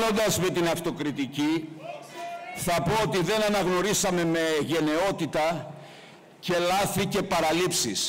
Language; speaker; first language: Greek; native; Greek